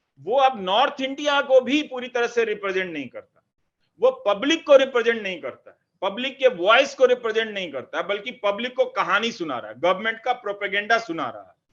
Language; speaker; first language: Hindi; native; Hindi